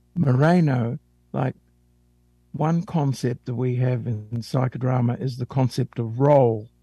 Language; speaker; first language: English; native; English